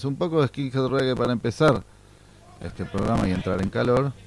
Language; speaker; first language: Spanish; native; Spanish